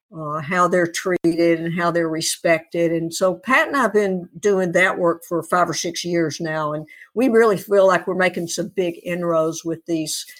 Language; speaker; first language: English; native; English